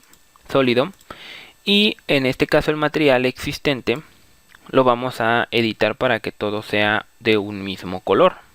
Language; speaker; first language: Spanish; native; Spanish